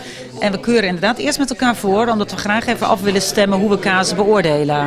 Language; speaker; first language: Dutch; native; Dutch